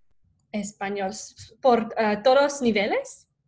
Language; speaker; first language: Spanish; non-native, learner; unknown